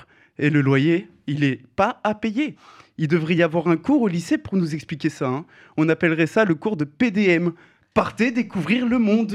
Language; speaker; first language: French; native; French